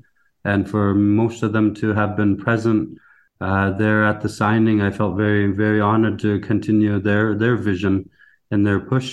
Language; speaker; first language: English; native; English